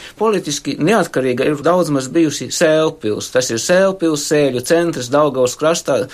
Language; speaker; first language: Latvian; native; Latvian